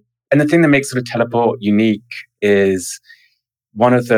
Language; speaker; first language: English; native; English